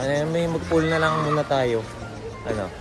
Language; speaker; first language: Filipino; native; Filipino